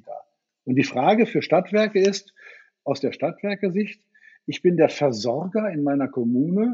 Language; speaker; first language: German; native; German